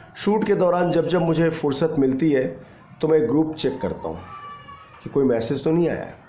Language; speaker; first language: Hindi; native; Hindi